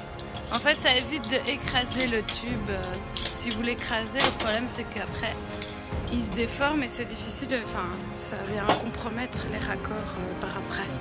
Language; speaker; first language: French; native; French